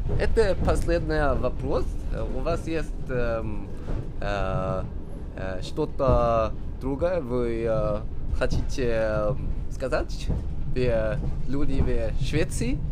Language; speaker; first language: Russian; non-native, learner; Swedish